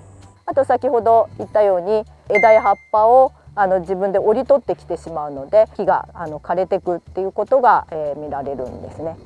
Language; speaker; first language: Japanese; native; Japanese